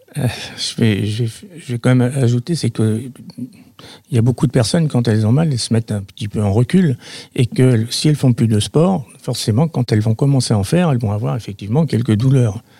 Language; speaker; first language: French; native; French